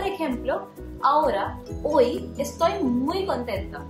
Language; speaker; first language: Spanish; non-native, fluent; Hindi